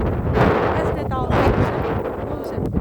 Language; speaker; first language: Finnish; non-native, learner; Burmese